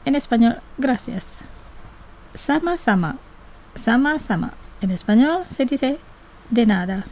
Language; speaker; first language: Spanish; non-native, fluent; Indonesian